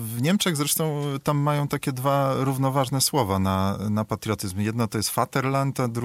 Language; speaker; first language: Polish; native; Polish